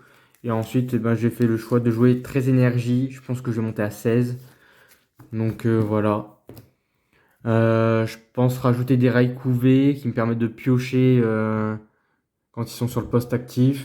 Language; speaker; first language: French; native; French